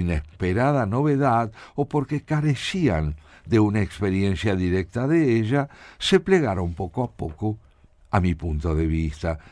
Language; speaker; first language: Spanish; native; Spanish